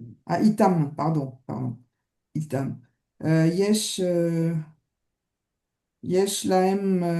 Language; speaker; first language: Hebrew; non-native, learner; French